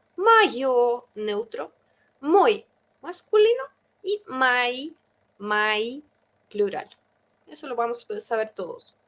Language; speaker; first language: Spanish; non-native, fluent; Russian